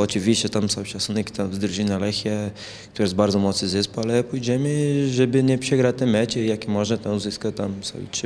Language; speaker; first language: Polish; non-native, fluent; Portuguese